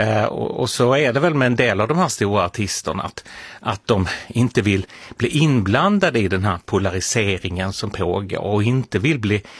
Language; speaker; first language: Swedish; native; Swedish